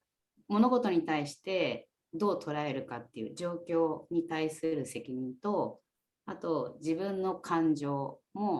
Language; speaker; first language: Japanese; native; Japanese